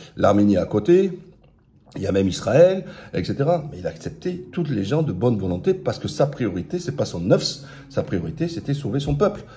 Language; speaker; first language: French; early bilingual, other home language; Arabic